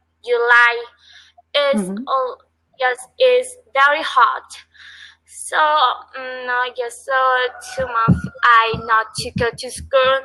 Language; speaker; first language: English; non-native, learner; Vietnamese